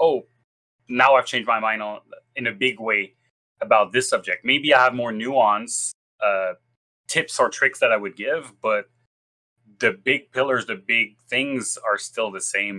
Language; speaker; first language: English; non-native, fluent; French